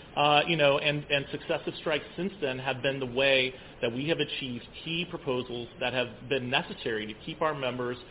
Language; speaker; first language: English; native; English